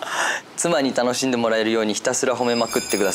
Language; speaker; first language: Japanese; native; Japanese